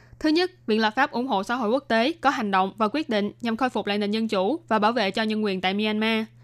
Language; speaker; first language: Vietnamese; native; Vietnamese